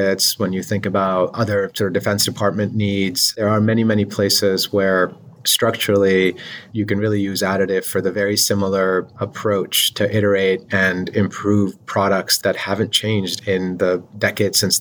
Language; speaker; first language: English; non-native, local second language; Urdu